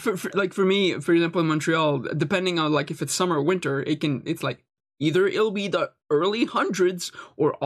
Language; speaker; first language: English; native; English